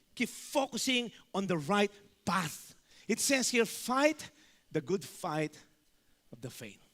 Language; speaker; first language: English; non-native, local second language; Filipino